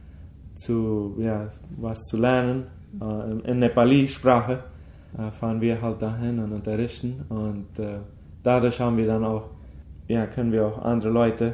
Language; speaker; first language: German; early bilingual, heritage; German